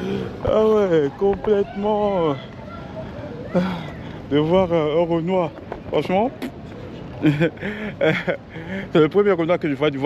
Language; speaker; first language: French; native; French